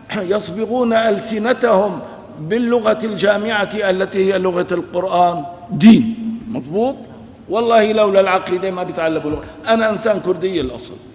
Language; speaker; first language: Arabic; non-native, local second language; Kurdish